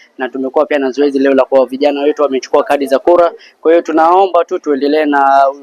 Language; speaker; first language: Swahili; non-native, local second language; Somali